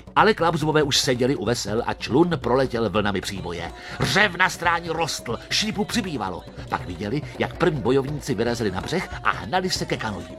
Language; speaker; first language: Czech; native; Czech